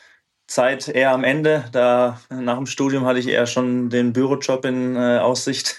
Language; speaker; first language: German; native; German